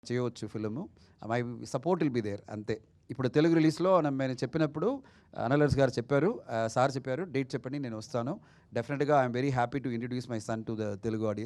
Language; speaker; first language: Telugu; non-native, learner; Tamil